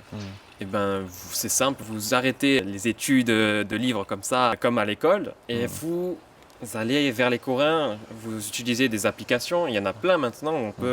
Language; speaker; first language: French; native; French